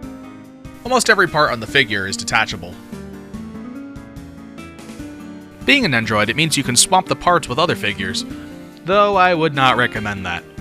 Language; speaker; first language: English; native; English